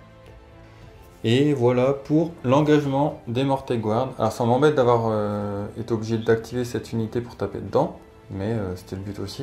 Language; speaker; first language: French; native; French